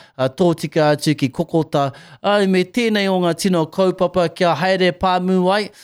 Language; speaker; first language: Māori; native; Māori